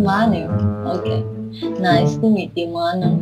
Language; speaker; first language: English; non-native, local second language; Filipino